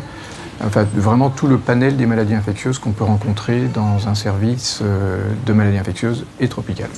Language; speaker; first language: French; native; French